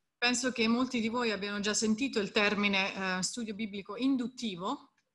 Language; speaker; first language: Italian; native; Italian